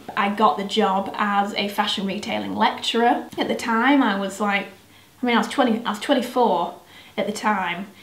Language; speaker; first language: English; native; English